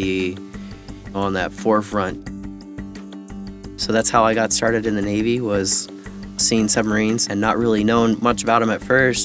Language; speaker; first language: English; native; English